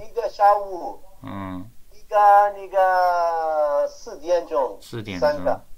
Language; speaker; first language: Chinese; non-native, learner; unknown